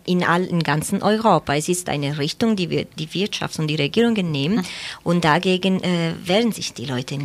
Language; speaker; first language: German; non-native, fluent; Italian